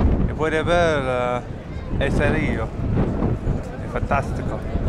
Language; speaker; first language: Spanish; non-native, learner; English